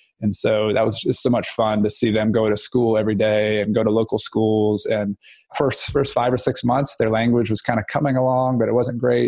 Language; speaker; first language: English; native; English